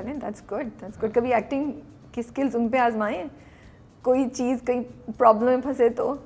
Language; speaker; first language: Urdu; native; Urdu